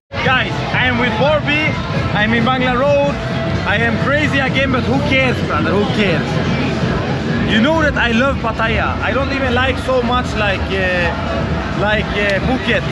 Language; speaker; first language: English; non-native, learner; Portuguese